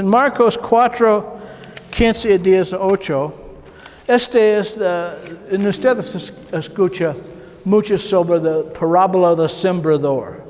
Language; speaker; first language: Spanish; non-native, learner; English